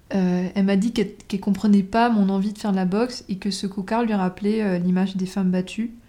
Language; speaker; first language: French; native; French